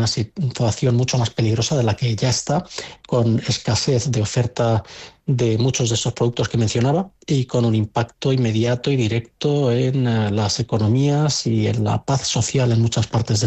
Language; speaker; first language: Spanish; native; Spanish